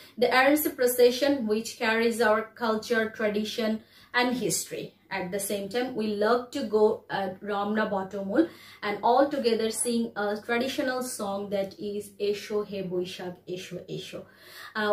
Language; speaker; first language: English; non-native, local second language; Bangla